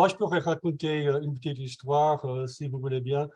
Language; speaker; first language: French; non-native, fluent; English